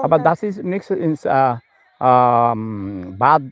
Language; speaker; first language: German; non-native, learner; Bangla